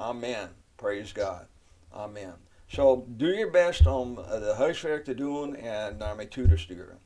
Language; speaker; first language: Dutch; non-native, fluent; English